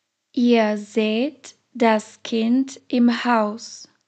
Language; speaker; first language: German; non-native, fluent; Slovak